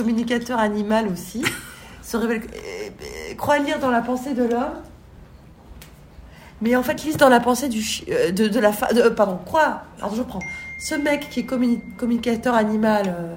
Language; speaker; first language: French; native; French